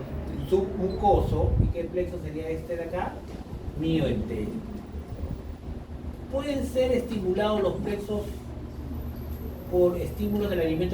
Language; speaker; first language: Spanish; native; Spanish